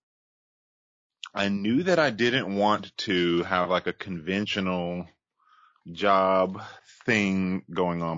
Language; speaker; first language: English; native; English